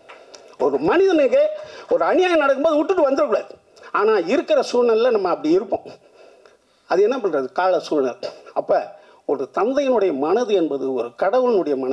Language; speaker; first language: Tamil; native; Tamil